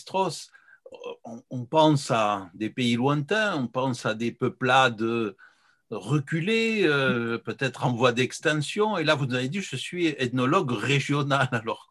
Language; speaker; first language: French; native; French